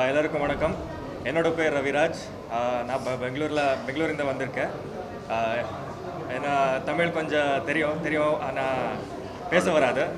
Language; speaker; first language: Tamil; non-native, learner; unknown